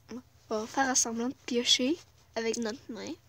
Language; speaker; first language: French; native; French